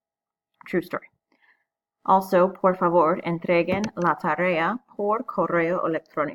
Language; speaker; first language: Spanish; non-native, fluent; English